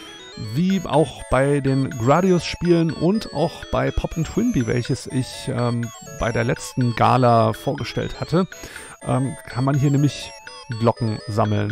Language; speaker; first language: German; native; German